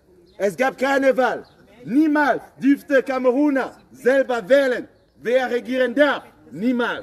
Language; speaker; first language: German; non-native, fluent; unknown